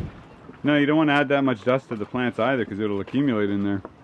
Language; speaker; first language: English; native; English